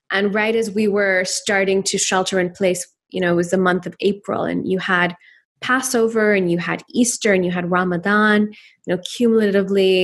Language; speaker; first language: English; non-native, local second language; Urdu